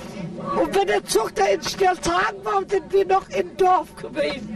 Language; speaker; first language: German; native; German